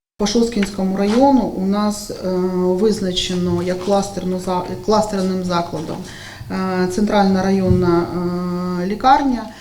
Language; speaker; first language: Ukrainian; native; Ukrainian